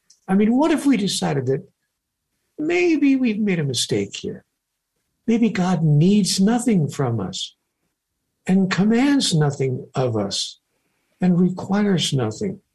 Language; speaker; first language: English; native; English